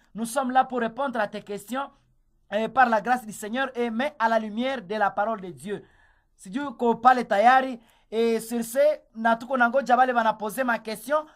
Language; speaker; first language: French; non-native, local second language; Swahili